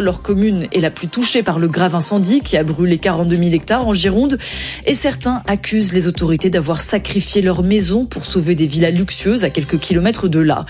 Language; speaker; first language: French; native; French